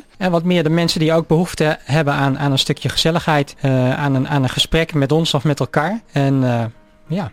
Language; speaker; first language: Dutch; native; Dutch